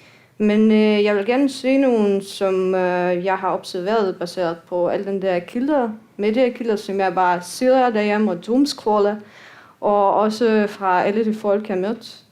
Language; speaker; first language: Danish; non-native, fluent; Russian